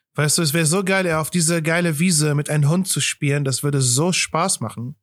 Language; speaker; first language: German; non-native, fluent; Arabic